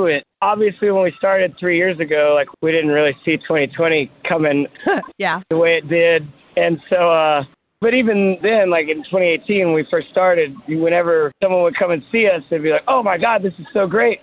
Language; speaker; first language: English; native; English